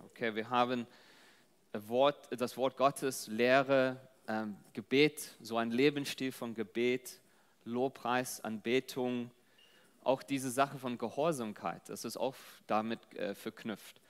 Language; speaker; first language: German; non-native, fluent; English